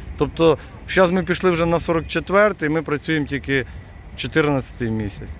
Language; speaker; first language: Ukrainian; non-native, local second language; Russian